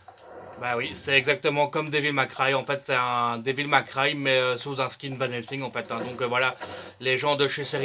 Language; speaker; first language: French; native; French